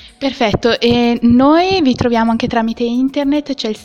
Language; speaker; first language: Italian; native; Italian